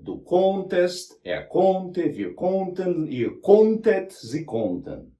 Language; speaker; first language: German; non-native, fluent; Portuguese